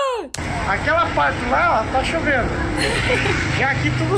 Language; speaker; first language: Portuguese; native; Portuguese